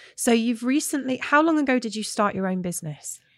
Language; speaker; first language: English; native; English